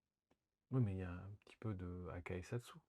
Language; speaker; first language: French; native; French